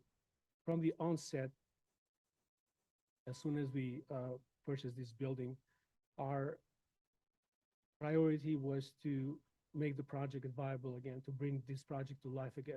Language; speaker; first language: English; non-native, fluent; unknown